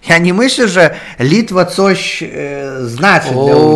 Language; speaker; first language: Polish; non-native, learner; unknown